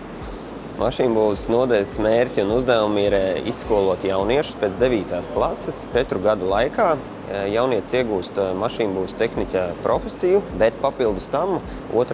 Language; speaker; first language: Latvian; native; Latvian